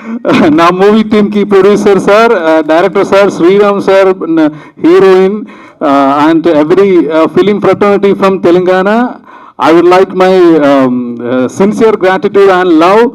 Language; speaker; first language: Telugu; non-native, learner; Malayalam